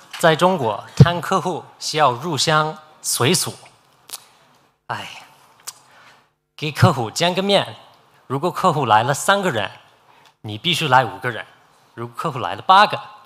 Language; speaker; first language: Chinese; non-native, fluent; English